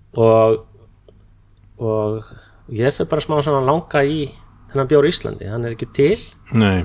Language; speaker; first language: Icelandic; non-native, fluent; English